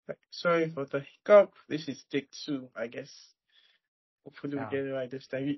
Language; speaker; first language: English; non-native, local second language; Yoruba